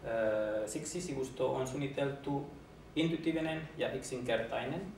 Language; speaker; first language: Finnish; non-native, learner; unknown